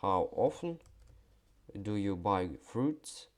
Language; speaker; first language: English; non-native, fluent; Ukrainian